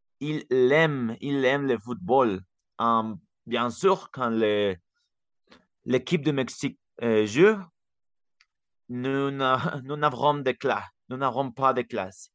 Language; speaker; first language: French; non-native, learner; Spanish